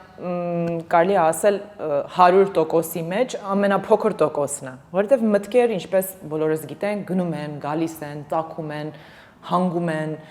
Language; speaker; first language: Armenian; early bilingual, heritage; Armenian